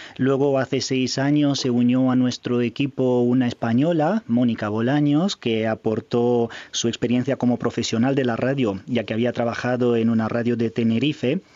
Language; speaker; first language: Spanish; non-native, fluent; Romanian